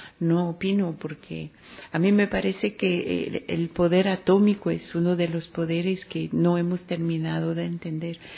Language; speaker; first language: Spanish; non-native, fluent; French